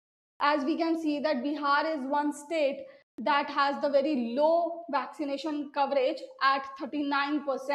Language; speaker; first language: English; non-native, local second language; Hindi